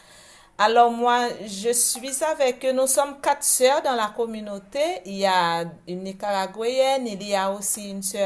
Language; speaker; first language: French; non-native, local second language; Haitian Creole